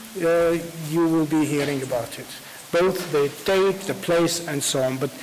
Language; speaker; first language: English; non-native, fluent; Armenian